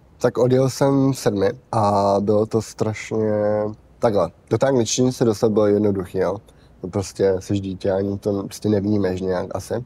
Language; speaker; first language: Czech; early bilingual, heritage; Czech